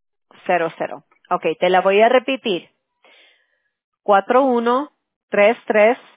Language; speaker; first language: Spanish; early bilingual, heritage; Spanish